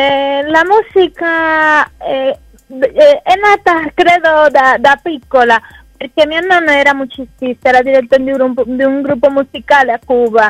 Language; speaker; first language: Italian; non-native, fluent; Spanish